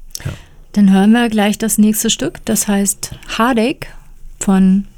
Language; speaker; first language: German; native; German